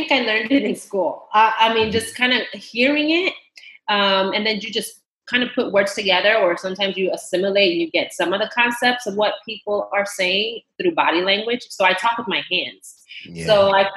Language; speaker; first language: English; early bilingual, other home language; Spanish